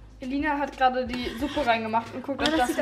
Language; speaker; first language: German; native; German